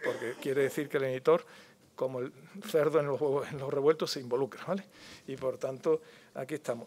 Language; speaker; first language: Spanish; native; Spanish